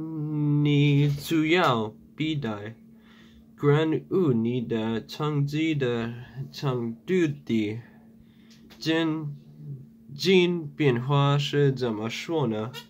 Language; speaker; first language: Chinese; non-native, learner; English